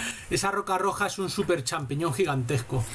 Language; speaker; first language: Spanish; native; Spanish